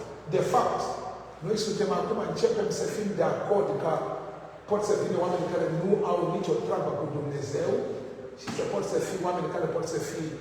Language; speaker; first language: Romanian; non-native, learner; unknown